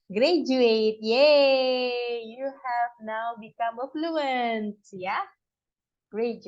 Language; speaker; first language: English; non-native, fluent; Indonesian